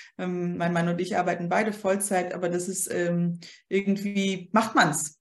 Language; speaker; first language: German; early bilingual, other home language; Polish